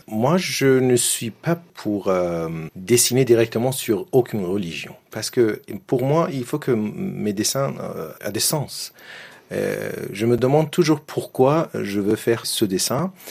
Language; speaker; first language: French; non-native, fluent; Persian